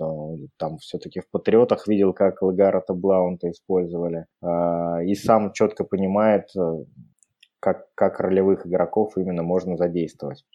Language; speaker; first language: Russian; native; Russian